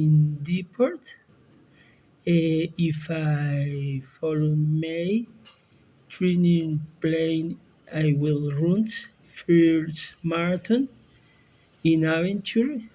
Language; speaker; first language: English; non-native, learner; Spanish